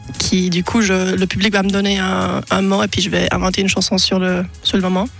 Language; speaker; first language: French; non-native, local second language; German